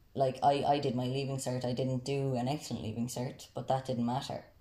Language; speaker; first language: English; native; English